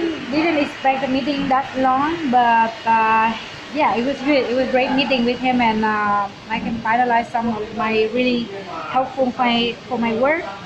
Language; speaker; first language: English; non-native, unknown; Vietnamese